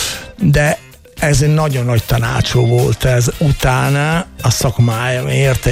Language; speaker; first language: Hungarian; non-native, fluent; Italian